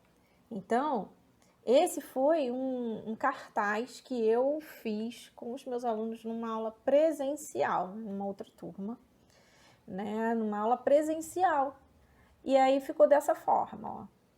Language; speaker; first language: Portuguese; native; Portuguese